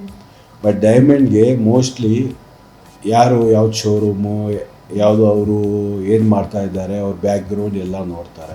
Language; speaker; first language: Kannada; non-native, local second language; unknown